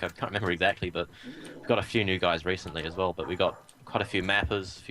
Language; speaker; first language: English; native; English